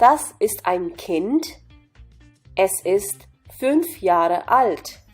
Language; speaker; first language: German; non-native, fluent; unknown